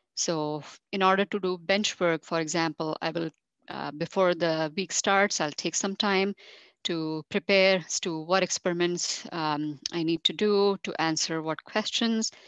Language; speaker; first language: English; non-native, local second language; Marathi